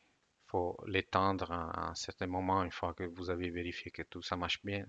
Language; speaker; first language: French; non-native, fluent; Italian